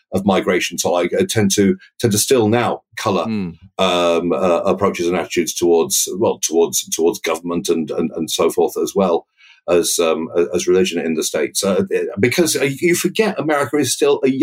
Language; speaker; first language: English; native; English